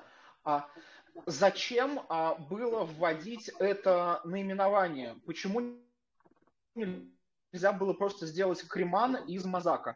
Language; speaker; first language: Russian; native; Russian